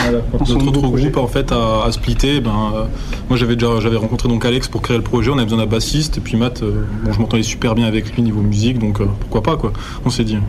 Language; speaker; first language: French; native; French